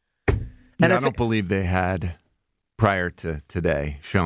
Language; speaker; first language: English; native; English